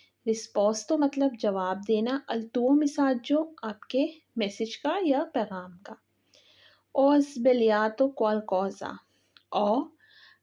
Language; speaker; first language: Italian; non-native, fluent; Urdu